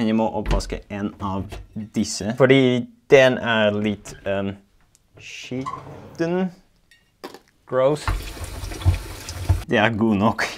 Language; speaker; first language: Norwegian; non-native, learner; Dutch